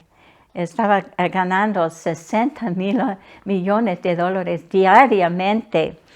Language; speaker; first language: Spanish; non-native, fluent; English